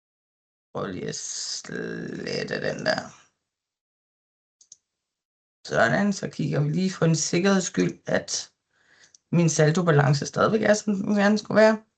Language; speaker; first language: Danish; native; Danish